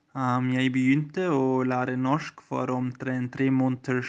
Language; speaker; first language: Norwegian; non-native, learner; German